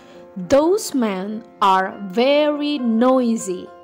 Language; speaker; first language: English; non-native, fluent; Indonesian